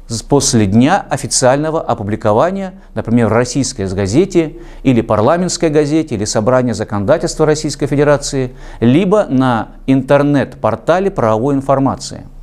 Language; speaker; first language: Russian; native; Russian